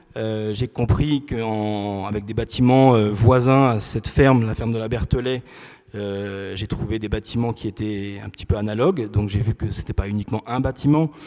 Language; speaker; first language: French; native; French